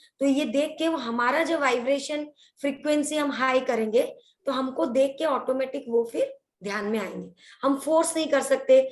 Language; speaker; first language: Hindi; non-native, local second language; Odia